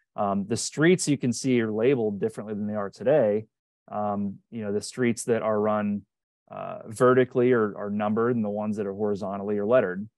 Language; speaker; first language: English; native; English